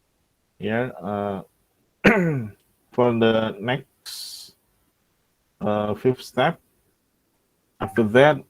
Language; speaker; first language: English; non-native, local second language; Indonesian